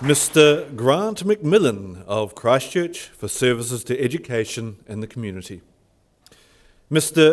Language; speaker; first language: English; native; English